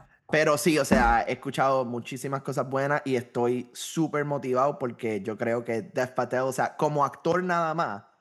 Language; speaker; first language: Spanish; native; Spanish